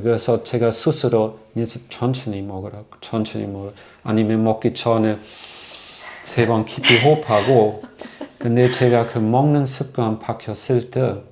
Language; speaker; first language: Korean; non-native, fluent; German